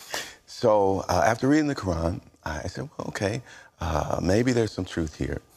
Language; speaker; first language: English; native; English